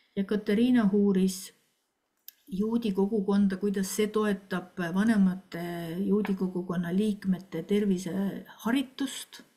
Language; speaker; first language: Estonian; native; Estonian